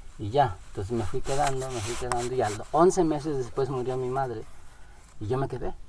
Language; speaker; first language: Spanish; non-native, local second language; Nahuatl languages